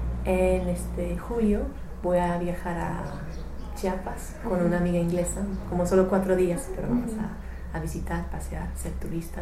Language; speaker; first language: Spanish; non-native, fluent; English